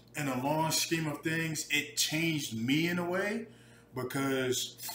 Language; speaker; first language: English; native; English